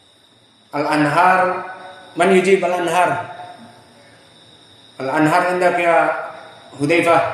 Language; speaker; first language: Arabic; non-native, fluent; Indonesian